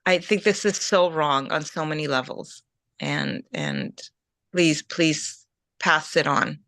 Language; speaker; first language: English; early bilingual, other home language; Ukrainian